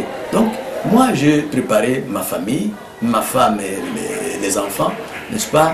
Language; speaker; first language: French; native; French